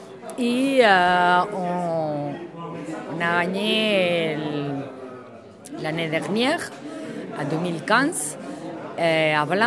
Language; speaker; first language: French; non-native, learner; Spanish